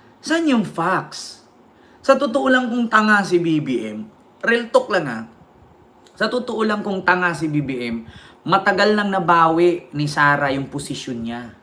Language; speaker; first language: Filipino; non-native, local second language; Cebuano